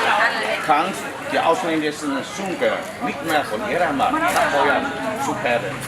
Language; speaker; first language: German; non-native, learner; Vietnamese